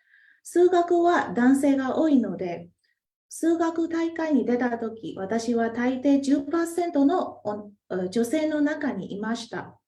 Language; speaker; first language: Japanese; non-native, fluent; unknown